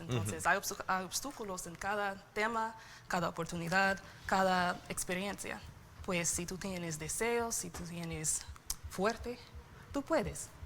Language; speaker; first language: Spanish; non-native, learner; English